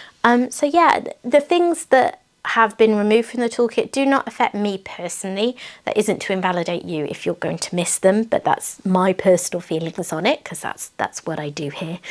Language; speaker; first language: English; native; English